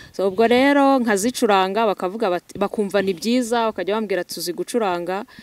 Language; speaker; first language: Kinyarwanda; native; Kinyarwanda